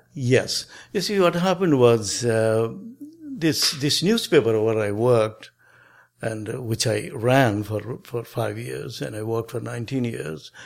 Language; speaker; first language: English; non-native, local second language; Nepali